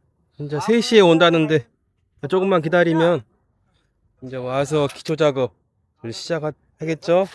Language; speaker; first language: Korean; native; Korean